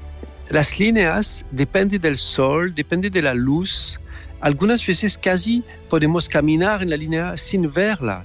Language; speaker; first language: Spanish; non-native, fluent; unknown